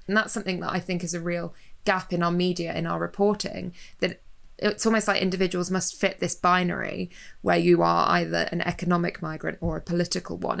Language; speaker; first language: English; native; English